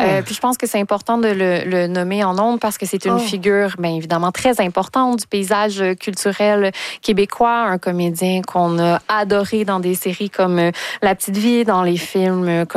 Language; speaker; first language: French; native; French